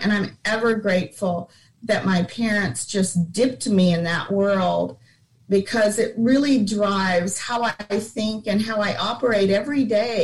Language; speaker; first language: English; native; English